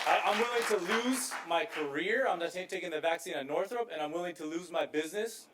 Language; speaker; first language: English; native; English